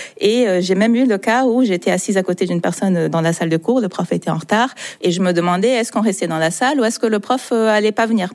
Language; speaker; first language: French; non-native, fluent; Portuguese